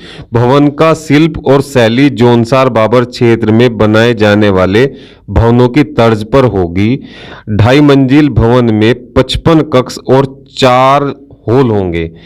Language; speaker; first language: Hindi; native; Hindi